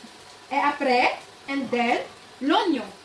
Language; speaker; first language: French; non-native, learner; Filipino